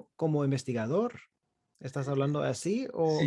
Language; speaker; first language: Spanish; non-native, fluent; English